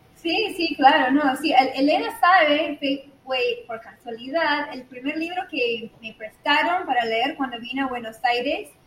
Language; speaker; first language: Spanish; non-native, fluent; English